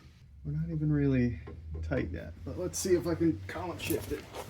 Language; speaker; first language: English; native; English